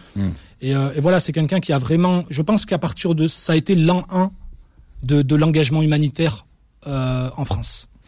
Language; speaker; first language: French; early bilingual, other home language; Arabic